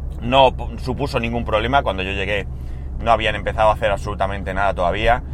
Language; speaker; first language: Spanish; native; Spanish